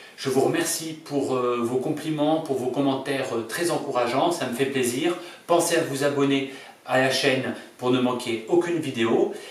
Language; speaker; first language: French; native; French